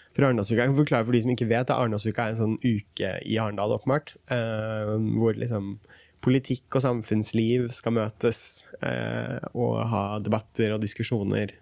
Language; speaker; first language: Norwegian; early bilingual, other home language; Kurdish